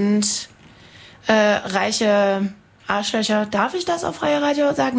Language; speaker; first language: German; non-native, fluent; French